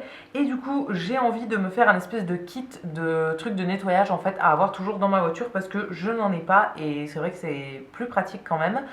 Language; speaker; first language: French; native; French